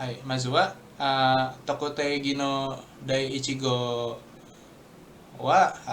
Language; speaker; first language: Japanese; non-native, learner; Indonesian